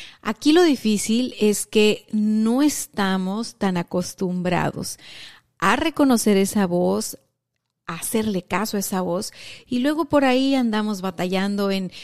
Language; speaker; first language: Spanish; native; Spanish